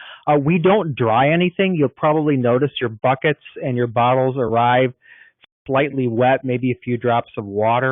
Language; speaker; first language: English; native; English